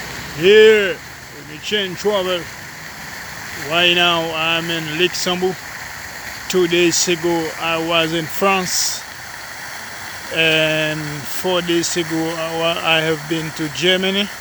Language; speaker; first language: English; non-native, learner; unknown